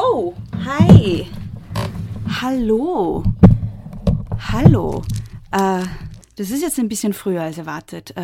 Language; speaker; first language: German; native; German